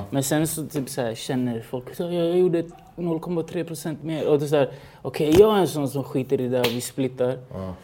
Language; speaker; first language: Swedish; early bilingual, other home language; Spanish